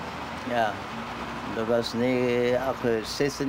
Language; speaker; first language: Dutch; non-native, learner; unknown